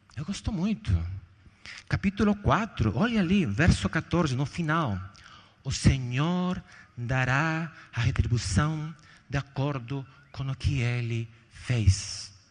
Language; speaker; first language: Portuguese; non-native, fluent; Spanish